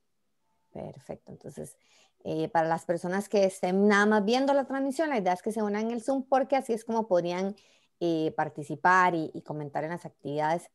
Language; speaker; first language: Spanish; native; Spanish